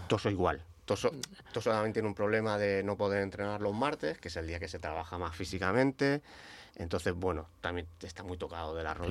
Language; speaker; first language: Spanish; native; Spanish